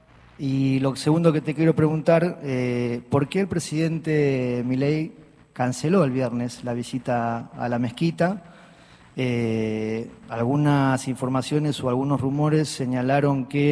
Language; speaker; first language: Spanish; native; Spanish